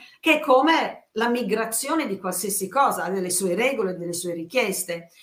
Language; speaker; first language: Italian; non-native, fluent; English